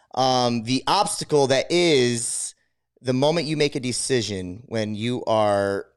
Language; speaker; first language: English; native; English